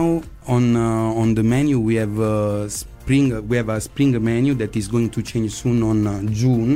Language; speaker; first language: English; non-native, fluent; Italian